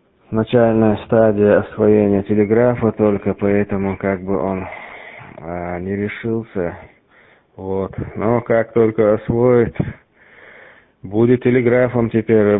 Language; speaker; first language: Russian; native; Russian